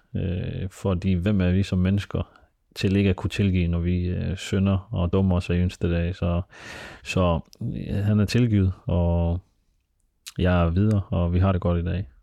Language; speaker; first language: Danish; early bilingual, other home language; Somali